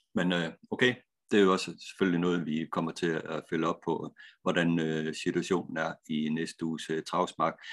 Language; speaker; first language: Danish; native; Danish